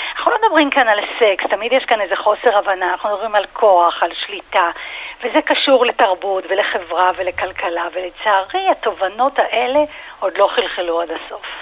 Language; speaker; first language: Hebrew; early bilingual, other home language; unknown